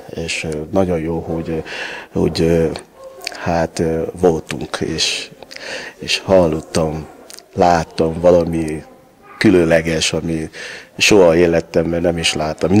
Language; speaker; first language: Hungarian; non-native, learner; Yoruba